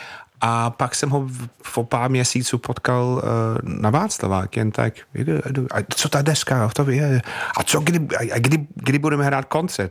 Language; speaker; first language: Czech; non-native, fluent; English